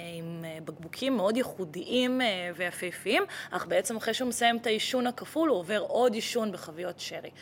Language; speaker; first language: Hebrew; early bilingual, other home language; Russian